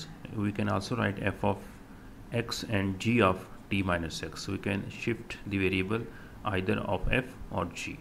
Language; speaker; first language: English; non-native, local second language; Urdu